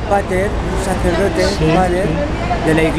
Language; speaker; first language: Spanish; native; Spanish